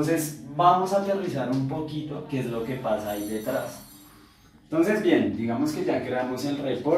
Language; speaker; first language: Spanish; native; Spanish